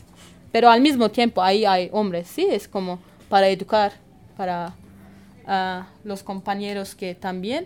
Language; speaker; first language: Spanish; non-native, learner; Kurdish